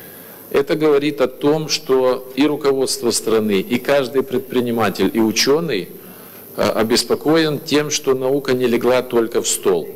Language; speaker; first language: Russian; native; Russian